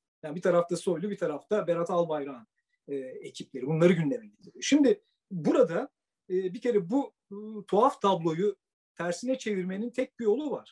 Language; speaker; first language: Turkish; native; Turkish